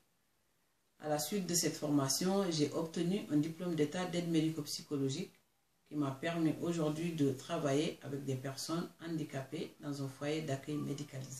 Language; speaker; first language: French; non-native, local second language; Mandingo